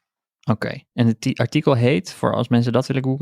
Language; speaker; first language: Dutch; native; Dutch